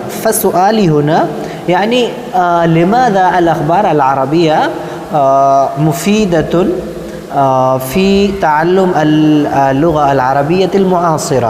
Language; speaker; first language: Arabic; non-native, fluent; Urdu